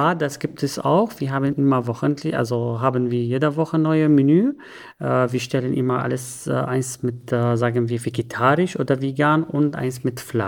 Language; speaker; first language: German; non-native, learner; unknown